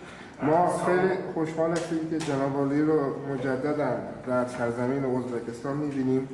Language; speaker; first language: Persian; non-native, fluent; Uzbek